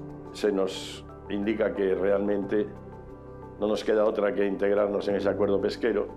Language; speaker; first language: Spanish; native; Spanish